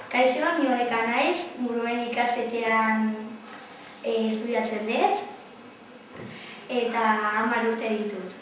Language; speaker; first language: Basque; early bilingual, other home language; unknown